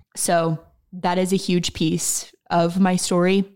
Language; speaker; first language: English; native; English